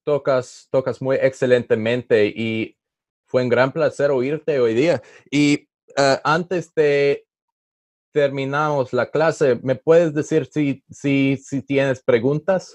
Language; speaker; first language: Spanish; non-native, learner; English